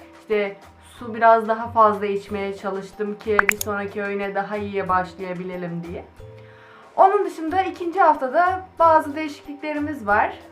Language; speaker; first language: Turkish; native; Turkish